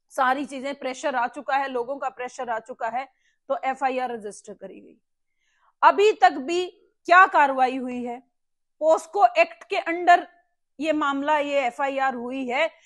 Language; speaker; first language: Hindi; native; Hindi